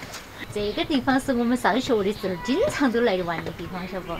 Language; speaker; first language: Chinese; native; Chinese